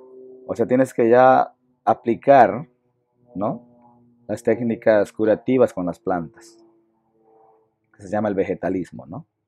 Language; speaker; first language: Spanish; non-native, local second language; Shipibo-Conibo